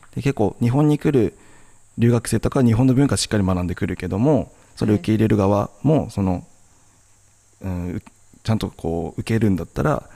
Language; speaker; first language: Japanese; native; Japanese